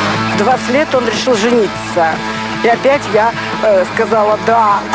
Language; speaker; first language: Russian; native; Russian